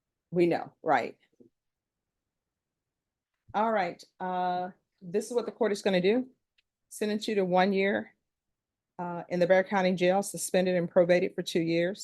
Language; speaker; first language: English; native; English